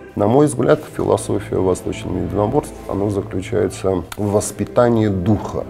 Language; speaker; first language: Russian; non-native, fluent; Armenian